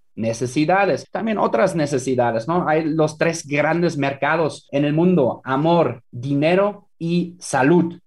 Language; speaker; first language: Spanish; non-native, fluent; German